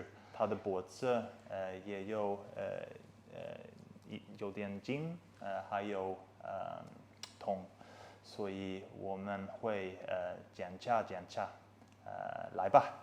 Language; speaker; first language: Chinese; non-native, fluent; English